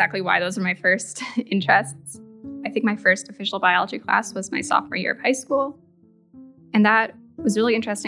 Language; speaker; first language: English; native; English